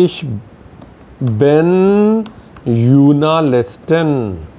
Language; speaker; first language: German; non-native, fluent; Hindi